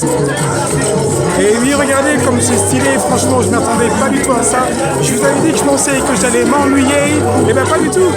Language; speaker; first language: French; native; French